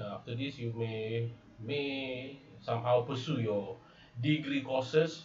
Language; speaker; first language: English; non-native, local second language; Malay